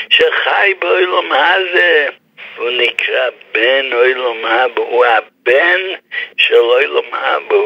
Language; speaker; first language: Hebrew; non-native, fluent; English